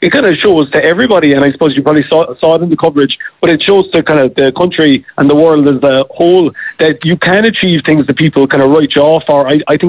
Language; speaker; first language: English; native; English